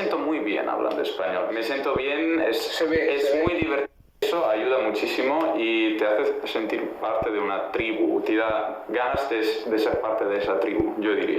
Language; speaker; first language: Spanish; non-native, fluent; Italian